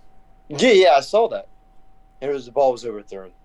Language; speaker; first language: English; native; English